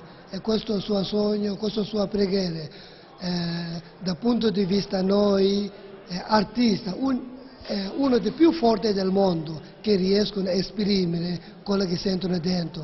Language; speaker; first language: Italian; non-native, learner; Tibetan